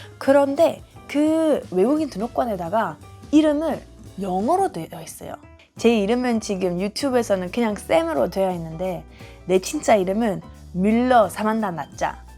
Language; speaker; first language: Korean; non-native, fluent; German